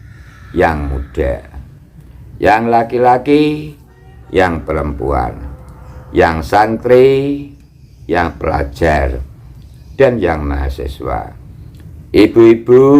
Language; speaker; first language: Indonesian; native; Indonesian